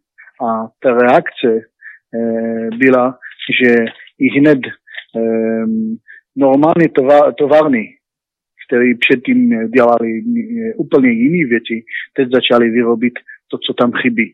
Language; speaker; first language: Czech; non-native, learner; Hebrew